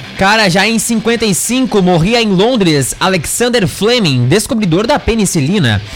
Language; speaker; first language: Portuguese; native; Portuguese